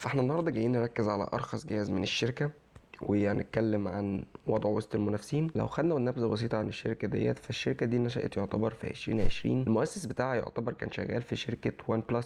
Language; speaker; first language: Arabic; native; Arabic